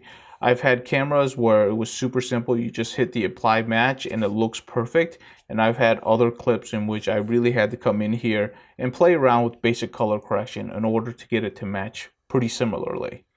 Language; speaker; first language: English; native; English